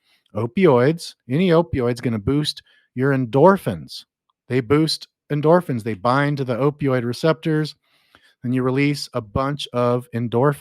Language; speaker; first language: English; native; English